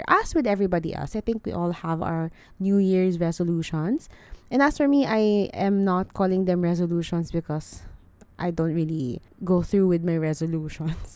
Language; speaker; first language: English; non-native, local second language; Filipino